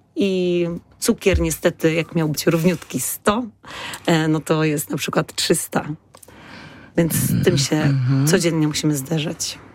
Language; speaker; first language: Polish; native; Polish